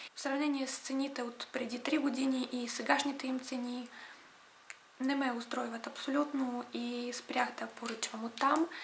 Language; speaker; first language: Bulgarian; non-native, fluent; Russian